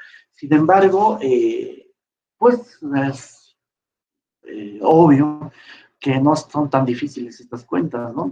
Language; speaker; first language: Spanish; native; Spanish